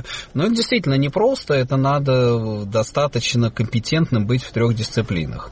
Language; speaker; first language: Russian; native; Russian